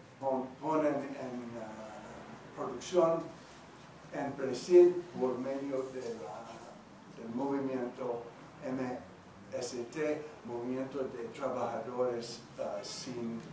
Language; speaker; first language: Spanish; non-native, learner; English